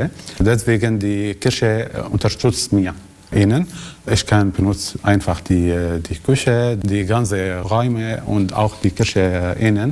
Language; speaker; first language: German; non-native, learner; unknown